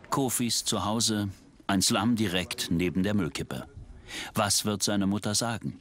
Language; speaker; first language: German; native; German